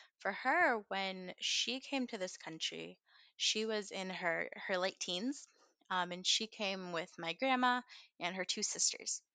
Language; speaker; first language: English; early bilingual, other home language; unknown